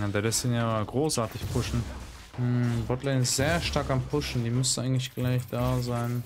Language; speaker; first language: German; native; German